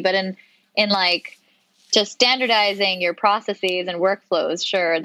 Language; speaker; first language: English; non-native, local second language; Urdu